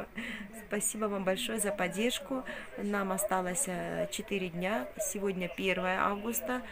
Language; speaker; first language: Russian; native; Russian